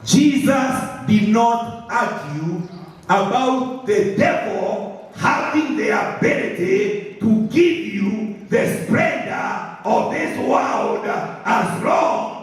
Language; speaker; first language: English; non-native, local second language; Swahili